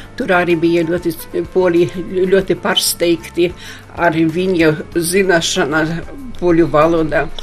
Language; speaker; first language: Latvian; non-native, local second language; Polish